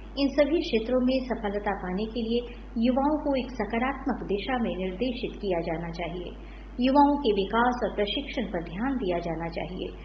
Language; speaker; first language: Hindi; native; Hindi